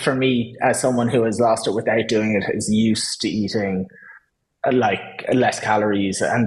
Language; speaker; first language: English; native; English